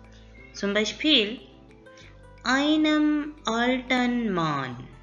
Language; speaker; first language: German; non-native, learner; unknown